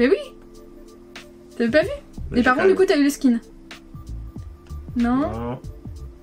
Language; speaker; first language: French; native; French